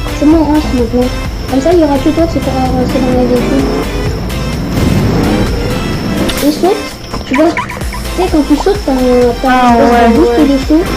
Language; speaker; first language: French; native; French